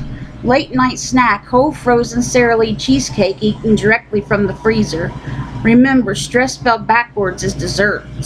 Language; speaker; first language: English; native; English